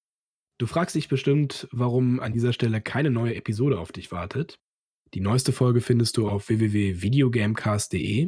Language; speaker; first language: German; native; German